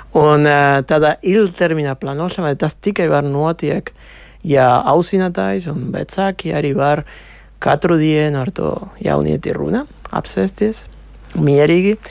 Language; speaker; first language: Latvian; non-native, local second language; Russian